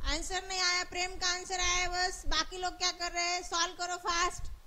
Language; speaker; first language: Hindi; non-native, local second language; Marathi